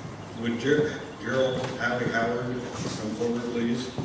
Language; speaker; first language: English; native; English